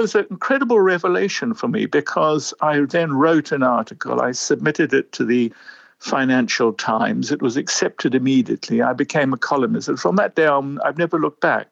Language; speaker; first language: English; native; English